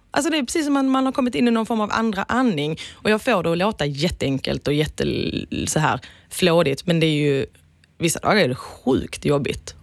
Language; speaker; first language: Swedish; native; Swedish